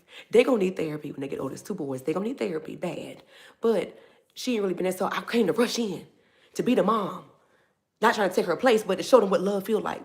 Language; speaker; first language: English; native; English